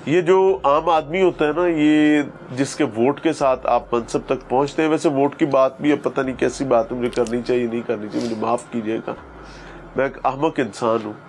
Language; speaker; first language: Urdu; native; Urdu